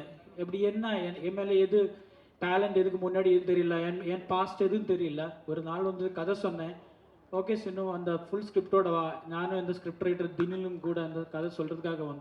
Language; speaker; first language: Tamil; non-native, learner; Malayalam